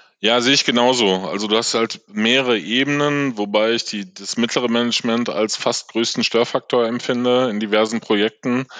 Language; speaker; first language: German; native; German